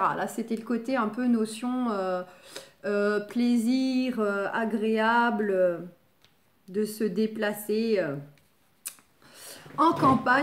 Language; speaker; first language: French; native; French